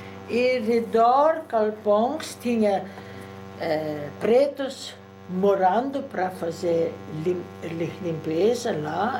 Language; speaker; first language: Portuguese; early bilingual, other home language; German